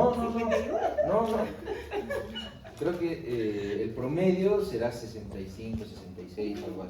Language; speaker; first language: Spanish; native; Spanish